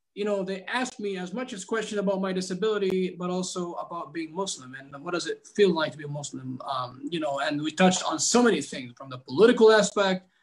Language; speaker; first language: English; non-native, fluent; Arabic